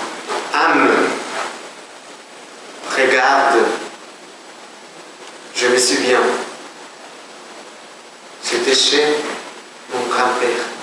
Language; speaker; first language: French; non-native, learner; Spanish